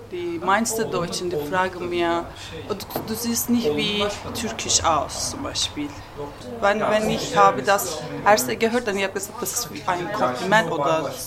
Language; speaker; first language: German; non-native, learner; Turkish